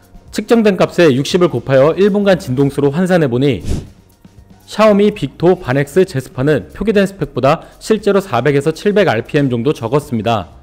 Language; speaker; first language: Korean; native; Korean